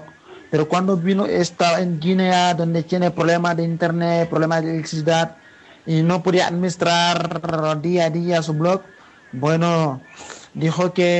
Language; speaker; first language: Spanish; non-native, fluent; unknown